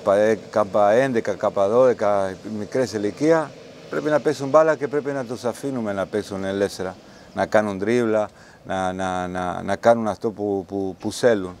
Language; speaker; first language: Greek; non-native, learner; Spanish